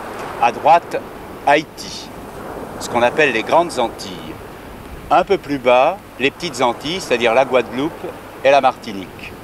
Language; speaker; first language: French; native; French